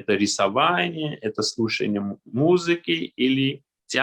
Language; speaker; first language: Russian; non-native, local second language; Armenian